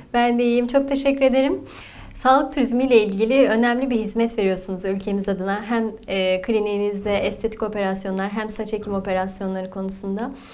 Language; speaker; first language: Turkish; native; Turkish